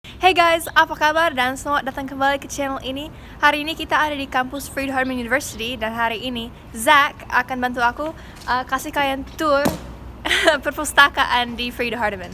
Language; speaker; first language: Indonesian; non-native, fluent; English